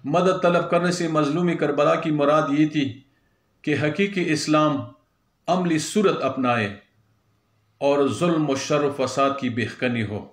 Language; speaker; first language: Urdu; non-native, local second language; Pashto